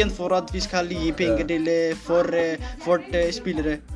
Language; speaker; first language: Norwegian; non-native, learner; Spanish